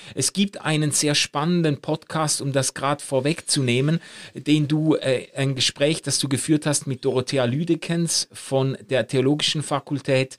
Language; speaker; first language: German; native; German